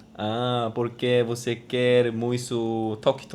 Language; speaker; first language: Portuguese; non-native, learner; Korean